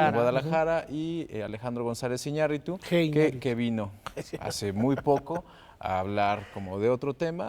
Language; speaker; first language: Spanish; native; Spanish